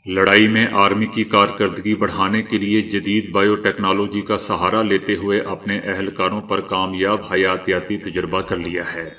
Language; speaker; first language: Urdu; native; Urdu